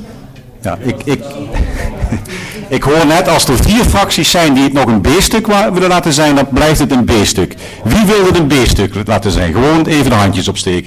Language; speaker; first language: Dutch; native; Dutch